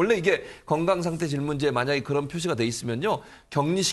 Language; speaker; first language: Korean; native; Korean